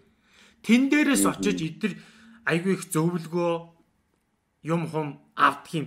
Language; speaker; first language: Mongolian; native; Mongolian